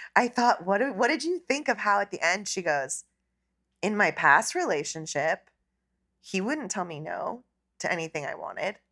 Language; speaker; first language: English; native; English